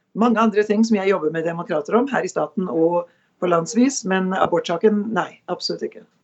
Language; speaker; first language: Norwegian; native; Norwegian